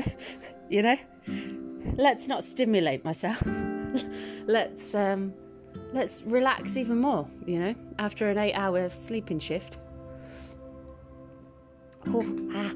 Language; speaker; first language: English; native; English